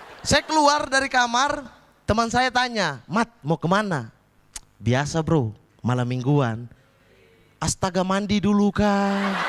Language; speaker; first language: Indonesian; native; Indonesian